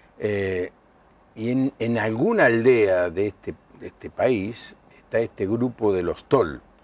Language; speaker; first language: Spanish; native; Spanish